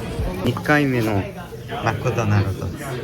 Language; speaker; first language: Japanese; non-native, learner; Mongolian